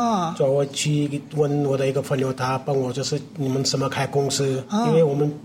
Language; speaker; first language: Chinese; non-native, learner; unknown